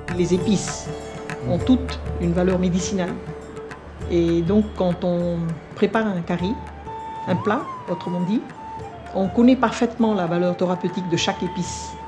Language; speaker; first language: French; non-native, local second language; Vietnamese